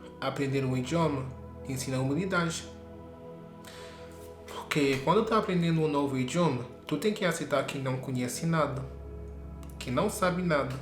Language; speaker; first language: Portuguese; non-native, fluent; French